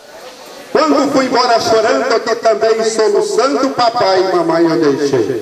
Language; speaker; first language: Portuguese; native; Portuguese